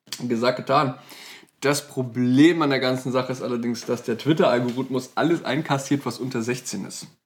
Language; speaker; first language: German; native; German